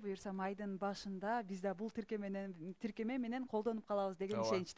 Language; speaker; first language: Kyrgyz; native; Kyrgyz